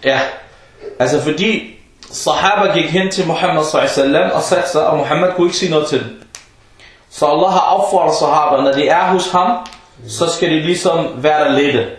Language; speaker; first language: Danish; non-native, fluent; Arabic